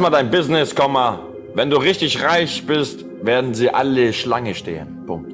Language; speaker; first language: German; early bilingual, other home language; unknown